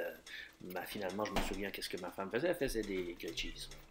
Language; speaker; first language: French; native; French